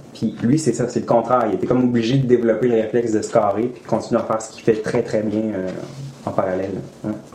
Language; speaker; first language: French; native; French